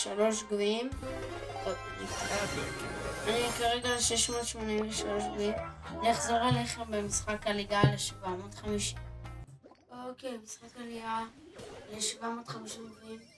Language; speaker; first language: Hebrew; native; Hebrew